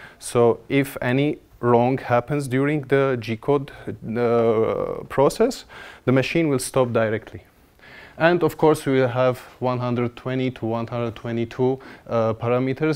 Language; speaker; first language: English; non-native, fluent; Armenian